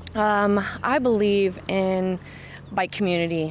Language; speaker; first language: English; native; English